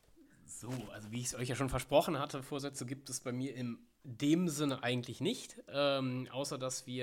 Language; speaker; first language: German; native; German